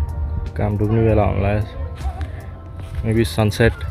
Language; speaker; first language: English; non-native, learner; Nepali